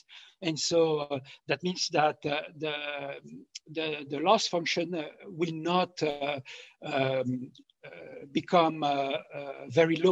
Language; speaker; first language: English; non-native, fluent; French